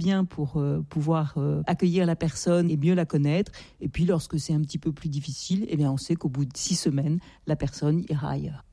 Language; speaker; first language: French; native; French